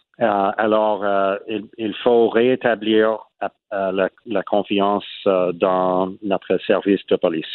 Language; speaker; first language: French; non-native, learner; English